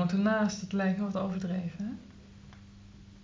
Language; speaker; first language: Dutch; native; Dutch